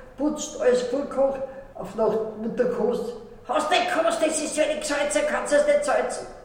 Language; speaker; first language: German; native; German